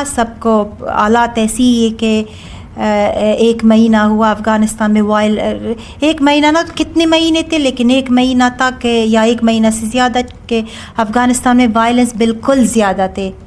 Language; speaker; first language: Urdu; non-native, learner; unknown